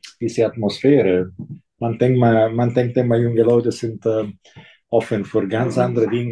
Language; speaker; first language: German; non-native, fluent; Italian